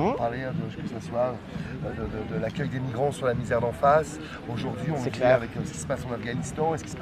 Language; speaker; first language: French; native; French